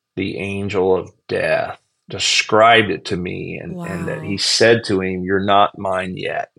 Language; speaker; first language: English; native; English